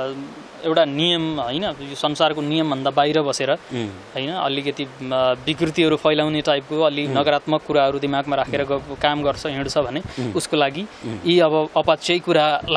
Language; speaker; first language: Nepali; native; Nepali